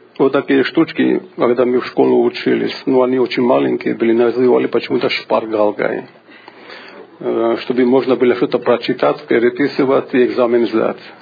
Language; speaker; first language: Russian; non-native, local second language; Georgian